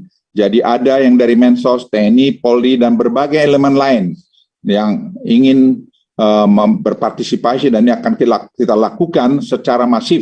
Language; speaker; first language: Indonesian; native; Indonesian